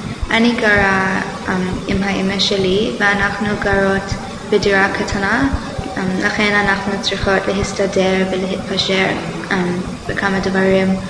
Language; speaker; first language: Hebrew; non-native, learner; English